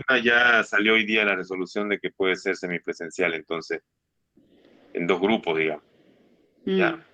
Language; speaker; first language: Spanish; native; Spanish